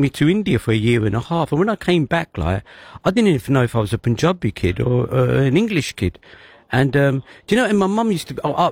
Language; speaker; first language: English; native; English